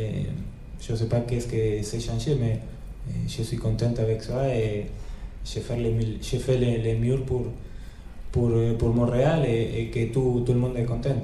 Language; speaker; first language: French; non-native, learner; Spanish